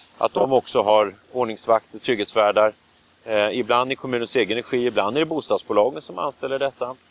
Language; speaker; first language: Swedish; native; Swedish